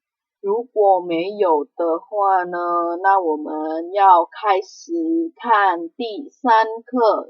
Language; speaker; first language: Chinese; non-native, fluent; Indonesian